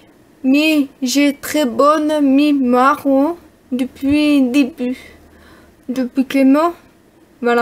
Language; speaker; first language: French; non-native, learner; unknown